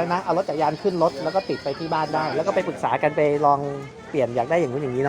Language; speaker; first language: Thai; native; Thai